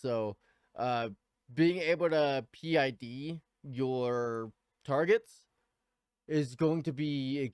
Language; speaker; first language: English; native; English